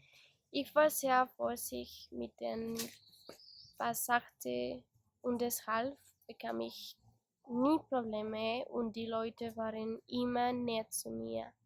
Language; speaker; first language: German; non-native, learner; Spanish